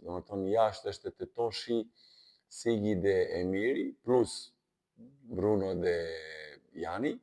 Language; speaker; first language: Albanian; non-native, fluent; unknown